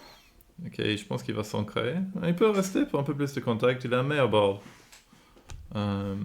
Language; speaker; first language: French; non-native, fluent; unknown